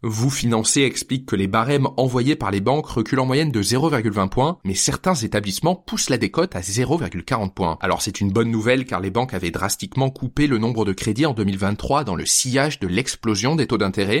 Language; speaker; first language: French; native; French